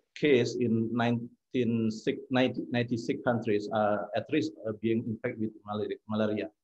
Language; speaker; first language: English; non-native, learner; Indonesian